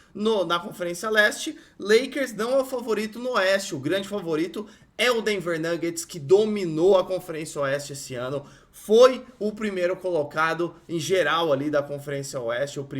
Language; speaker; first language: Portuguese; native; Portuguese